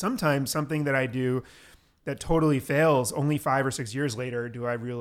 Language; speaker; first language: English; native; English